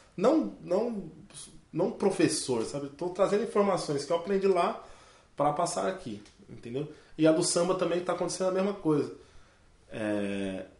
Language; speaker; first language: Portuguese; native; Portuguese